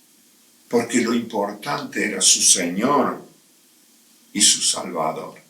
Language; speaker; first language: Spanish; native; Spanish